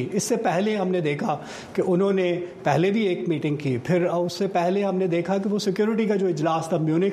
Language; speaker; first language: Urdu; native; Urdu